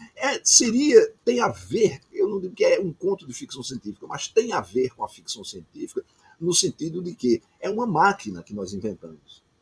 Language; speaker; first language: Portuguese; native; Portuguese